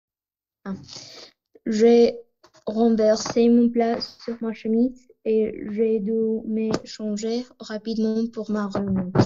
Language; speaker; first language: French; non-native, learner; Spanish